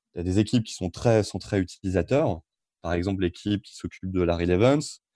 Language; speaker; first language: French; native; French